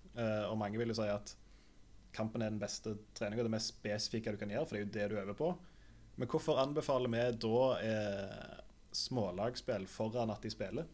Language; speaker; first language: Norwegian; native; Norwegian